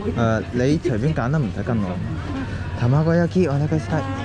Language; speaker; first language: Japanese; non-native, learner; Cantonese